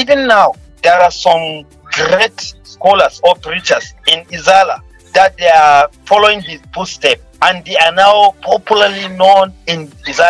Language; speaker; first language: English; non-native, local second language; Hausa